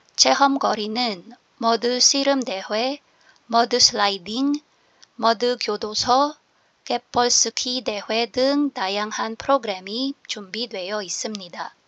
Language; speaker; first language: Korean; non-native, fluent; Filipino